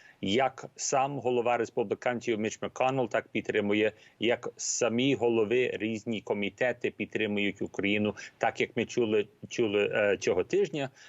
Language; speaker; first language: Ukrainian; early bilingual, heritage; Ukrainian